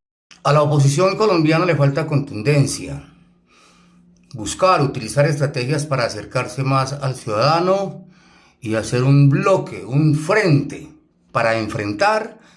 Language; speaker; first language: Spanish; native; Spanish